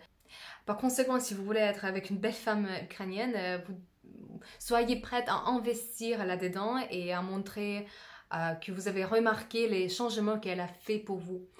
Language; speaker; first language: French; non-native, fluent; Russian